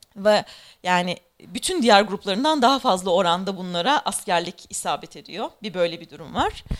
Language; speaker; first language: Turkish; native; Turkish